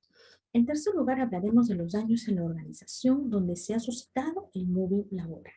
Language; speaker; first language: Spanish; native; Spanish